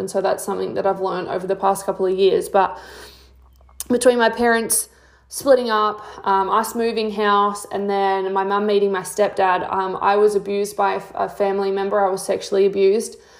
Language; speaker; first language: English; native; English